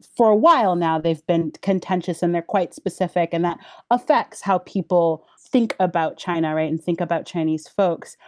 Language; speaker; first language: English; early bilingual, other home language; Haitian Creole